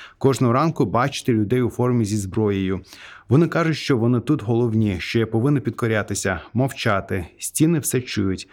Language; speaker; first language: Ukrainian; non-native, fluent; Azerbaijani